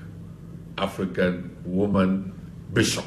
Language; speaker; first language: English; non-native, local second language; Akan